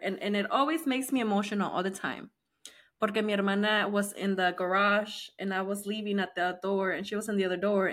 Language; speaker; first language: English; early bilingual, other home language; Spanish